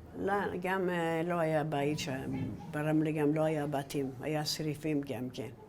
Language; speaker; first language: Hebrew; non-native, learner; Persian